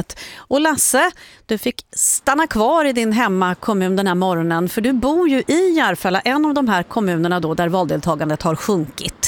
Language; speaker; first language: Swedish; native; Swedish